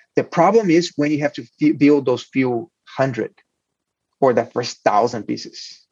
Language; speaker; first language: English; non-native, fluent; Portuguese